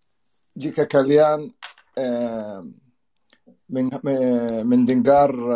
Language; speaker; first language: Indonesian; non-native, learner; Arabic